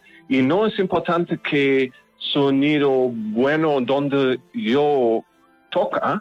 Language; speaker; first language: Spanish; non-native, learner; German